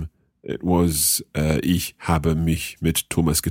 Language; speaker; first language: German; non-native, learner; English